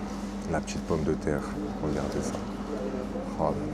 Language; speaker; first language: French; native; French